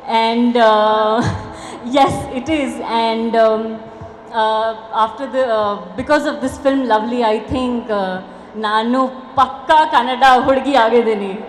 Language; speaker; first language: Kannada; non-native, local second language; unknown